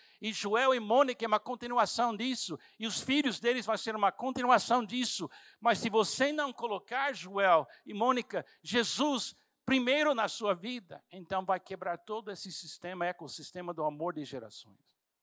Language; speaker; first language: Portuguese; non-native, fluent; English